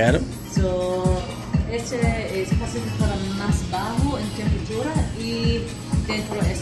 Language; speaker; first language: Spanish; non-native, learner; English